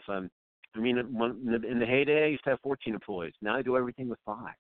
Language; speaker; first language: English; native; English